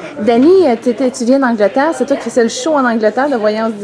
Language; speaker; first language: French; native; French